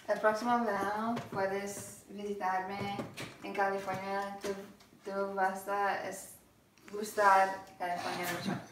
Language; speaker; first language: Spanish; non-native, learner; English